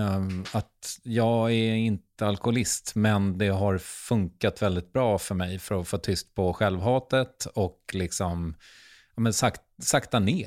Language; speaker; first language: Swedish; native; Swedish